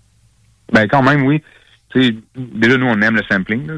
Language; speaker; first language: French; native; French